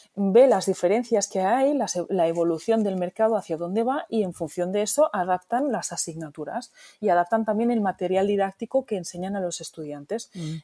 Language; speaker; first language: Spanish; native; Spanish